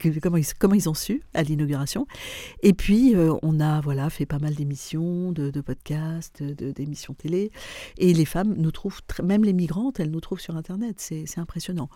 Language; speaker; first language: French; non-native, local second language; Arabic